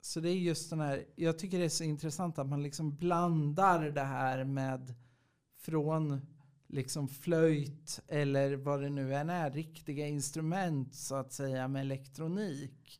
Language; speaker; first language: Swedish; native; Swedish